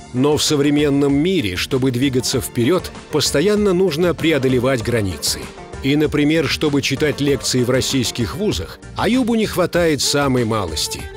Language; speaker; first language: Russian; native; Russian